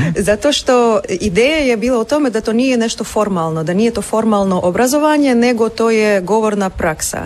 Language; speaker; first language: Croatian; non-native, fluent; Russian